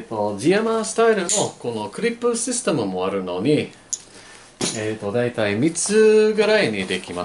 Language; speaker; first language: Japanese; non-native, learner; English